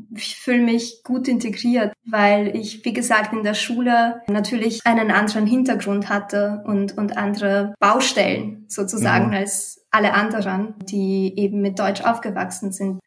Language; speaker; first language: German; early bilingual, other home language; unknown